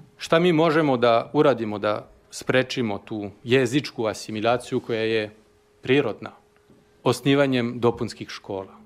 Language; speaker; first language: Serbian; native; Serbian